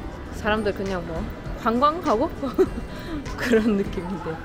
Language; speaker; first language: Korean; non-native, learner; German